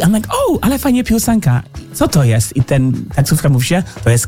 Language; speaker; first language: Polish; non-native, learner; English